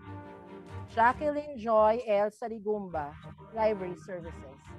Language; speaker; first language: English; non-native, local second language; Filipino